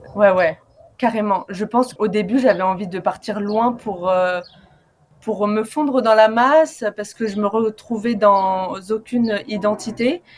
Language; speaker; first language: French; early bilingual, other home language; Arabic